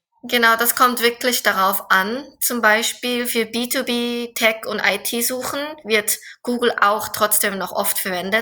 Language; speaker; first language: German; non-native, fluent; Korean